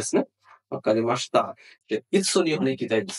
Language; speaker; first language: Japanese; non-native, fluent; Bangla